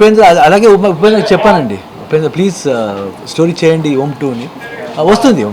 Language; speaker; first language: Telugu; non-native, learner; Kannada